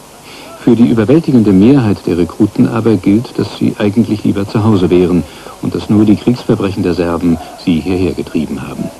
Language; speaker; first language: German; native; German